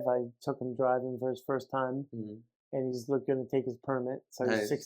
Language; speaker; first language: English; native; English